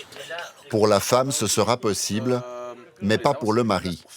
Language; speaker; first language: French; native; French